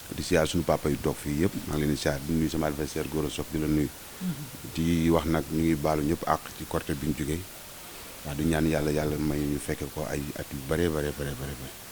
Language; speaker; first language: Wolof; native; Wolof